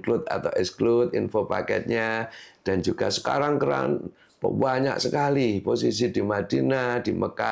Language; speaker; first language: Indonesian; non-native, local second language; Javanese